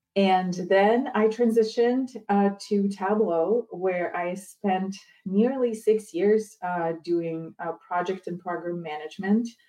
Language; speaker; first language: English; non-native, fluent; Ukrainian